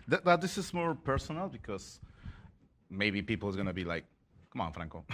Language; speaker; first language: English; non-native, fluent; Spanish